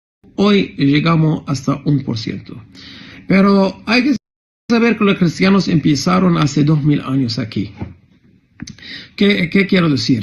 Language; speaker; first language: Spanish; non-native, fluent; Arabic